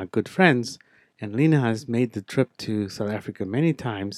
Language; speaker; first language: English; non-native, local second language; Afrikaans